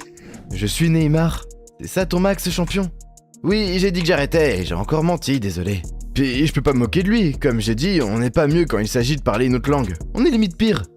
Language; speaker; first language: French; native; French